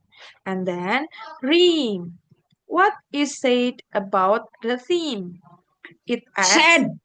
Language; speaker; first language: English; non-native, learner; Indonesian